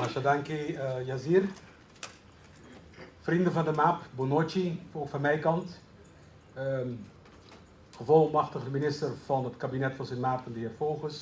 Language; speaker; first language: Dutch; non-native, local second language; Papiamento